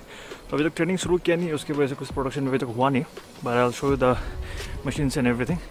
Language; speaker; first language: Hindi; non-native, local second language; Nyishi